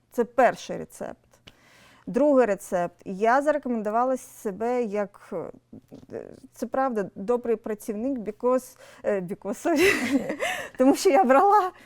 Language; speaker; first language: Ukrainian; non-native, local second language; Russian